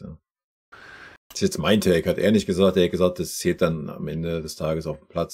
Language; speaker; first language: German; native; German